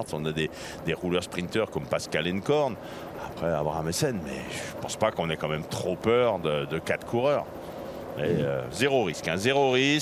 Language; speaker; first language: French; native; French